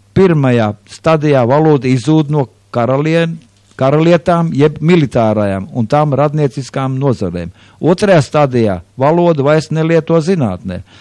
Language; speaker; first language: Latvian; native; Latvian